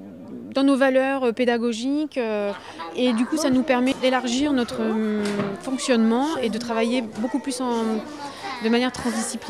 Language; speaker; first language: French; native; French